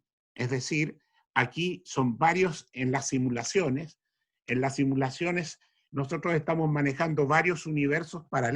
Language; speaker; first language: Spanish; native; Spanish